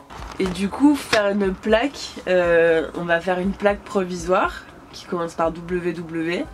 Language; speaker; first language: French; native; French